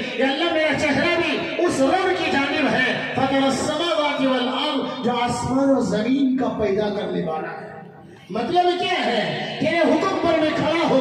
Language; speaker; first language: Urdu; native; Urdu